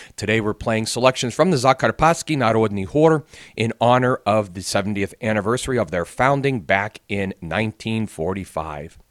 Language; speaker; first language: English; native; English